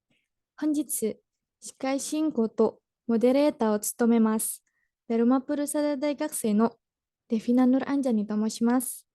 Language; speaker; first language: Japanese; non-native, learner; Indonesian